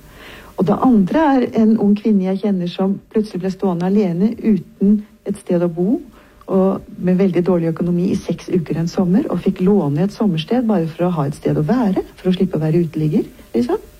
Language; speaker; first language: Norwegian; native; Norwegian